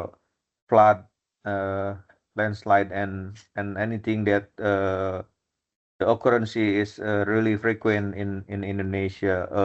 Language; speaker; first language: English; non-native, fluent; Indonesian